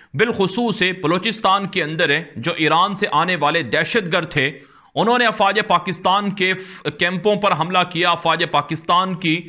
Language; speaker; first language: Urdu; native; Urdu